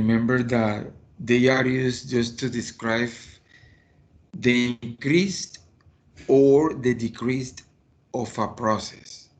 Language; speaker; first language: English; non-native, fluent; Spanish